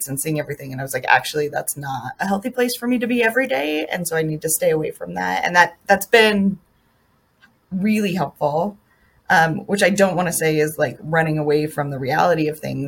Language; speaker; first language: English; native; English